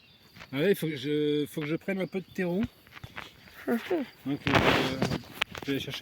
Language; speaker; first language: French; native; French